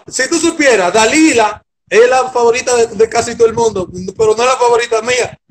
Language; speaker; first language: Spanish; native; Spanish